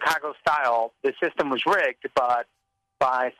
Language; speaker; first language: English; native; English